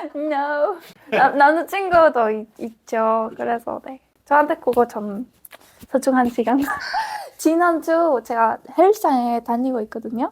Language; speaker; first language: Korean; non-native, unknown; Spanish